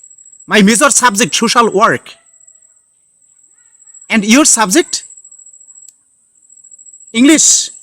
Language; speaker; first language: English; non-native, learner; Bangla